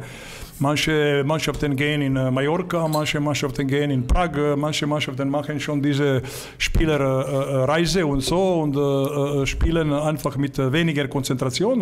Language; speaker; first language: German; non-native, learner; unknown